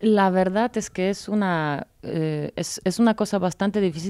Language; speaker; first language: Spanish; non-native, fluent; Polish